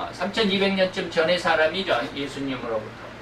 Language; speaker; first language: Korean; native; Korean